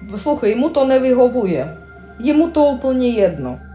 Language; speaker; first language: Czech; non-native, learner; Russian